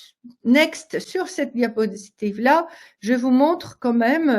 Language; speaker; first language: French; native; French